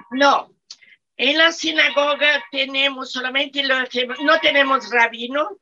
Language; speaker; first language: Spanish; non-native, fluent; Portuguese